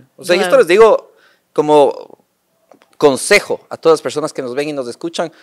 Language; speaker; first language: Spanish; native; Spanish